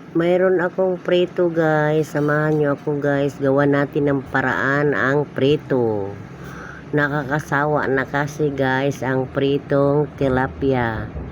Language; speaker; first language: Filipino; non-native, local second language; Hiligaynon